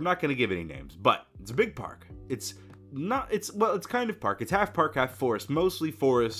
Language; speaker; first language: English; native; English